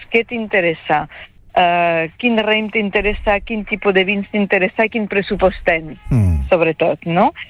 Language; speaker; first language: Catalan; non-native, fluent; French